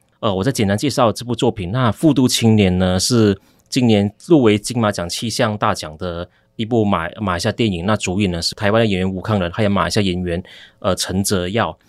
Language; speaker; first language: Chinese; native; Chinese